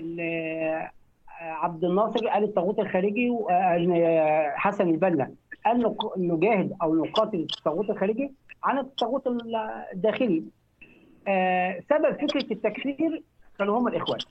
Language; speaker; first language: Arabic; native; Arabic